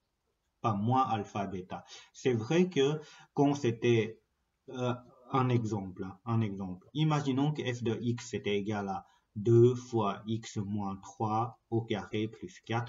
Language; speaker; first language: French; non-native, fluent; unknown